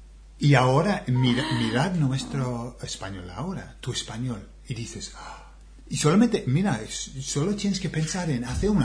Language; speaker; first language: Spanish; non-native, fluent; English